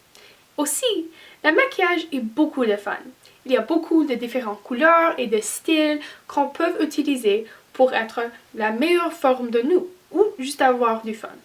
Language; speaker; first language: French; non-native, learner; English